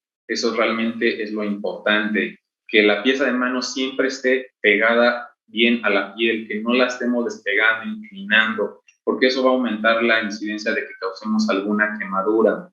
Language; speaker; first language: Spanish; native; Spanish